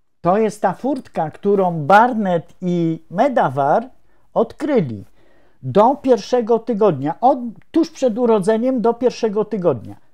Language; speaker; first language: Polish; native; Polish